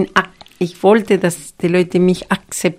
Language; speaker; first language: German; non-native, fluent; Spanish